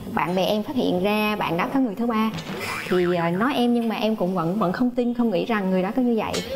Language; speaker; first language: Vietnamese; native; Vietnamese